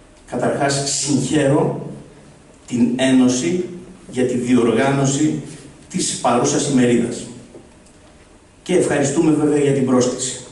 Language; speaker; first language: Greek; native; Greek